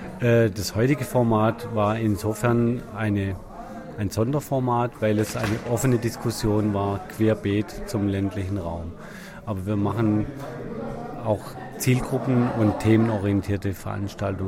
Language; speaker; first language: German; native; German